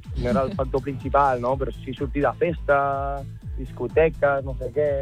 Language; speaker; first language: Catalan; non-native, local second language; Spanish